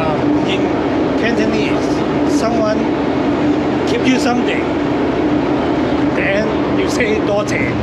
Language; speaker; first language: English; non-native, local second language; Cantonese